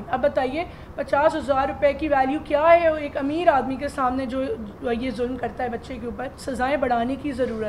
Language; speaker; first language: Urdu; native; Urdu